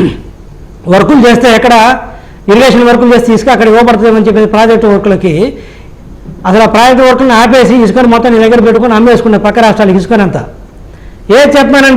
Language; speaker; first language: Telugu; native; Telugu